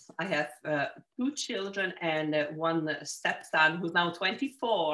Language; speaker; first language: English; non-native, fluent; Italian